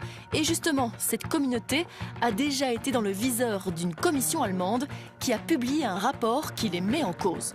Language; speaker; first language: French; native; French